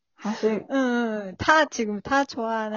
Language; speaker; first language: Korean; non-native, fluent; Japanese